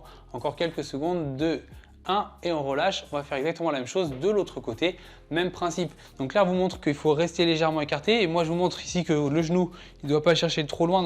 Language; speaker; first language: French; native; French